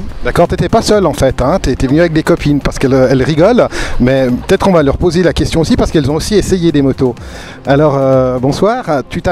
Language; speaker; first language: French; native; French